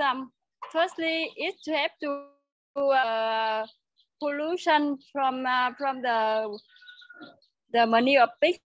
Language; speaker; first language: English; non-native, learner; Vietnamese